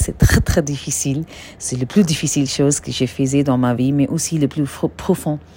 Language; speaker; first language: French; non-native, learner; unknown